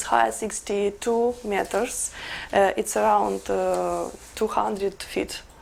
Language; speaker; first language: English; non-native, learner; Ukrainian